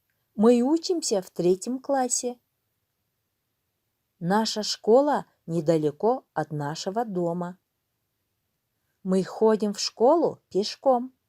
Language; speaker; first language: Russian; non-native, local second language; Kyrgyz